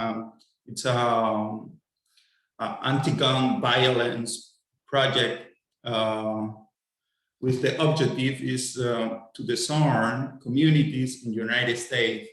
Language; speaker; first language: English; non-native, fluent; Spanish